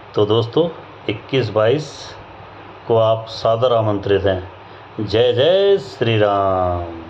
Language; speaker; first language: Hindi; native; Hindi